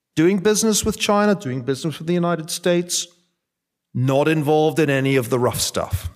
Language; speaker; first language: English; native; English